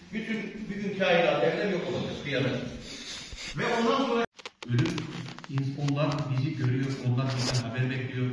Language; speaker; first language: Turkish; native; Turkish